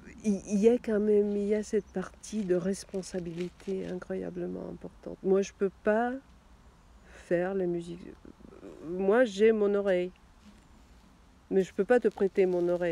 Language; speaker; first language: French; non-native, fluent; Russian